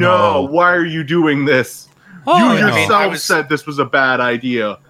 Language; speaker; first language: English; native; English